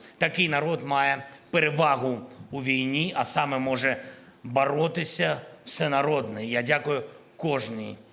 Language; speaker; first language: Ukrainian; non-native, local second language; Russian